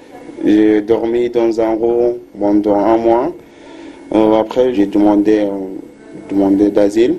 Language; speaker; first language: French; non-native, learner; Arabic